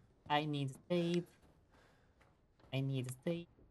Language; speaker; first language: English; non-native, learner; Japanese